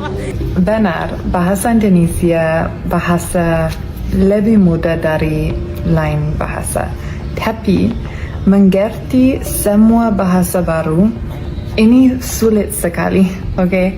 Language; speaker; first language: Indonesian; non-native, learner; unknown